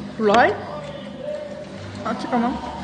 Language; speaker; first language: Korean; non-native, learner; Japanese